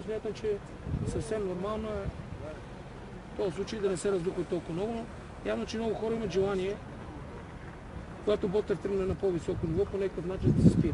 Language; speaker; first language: Bulgarian; native; Bulgarian